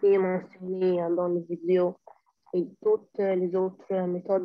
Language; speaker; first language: French; non-native, learner; Arabic